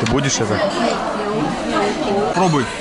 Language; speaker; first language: Russian; native; Russian